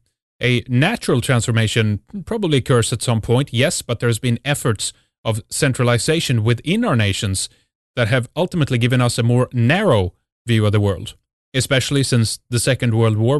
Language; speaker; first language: English; non-native, fluent; Swedish